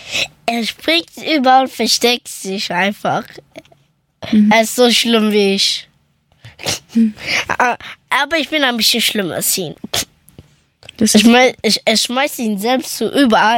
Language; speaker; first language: German; early bilingual, other home language; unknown